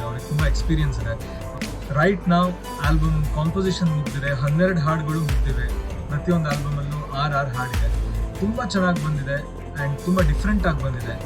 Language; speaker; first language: Kannada; native; Kannada